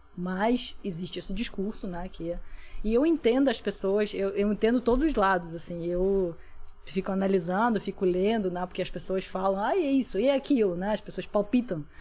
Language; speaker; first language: Portuguese; non-native, fluent; Russian